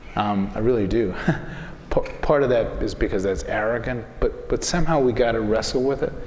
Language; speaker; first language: English; native; English